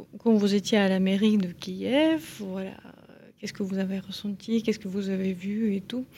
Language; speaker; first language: French; non-native, fluent; Ukrainian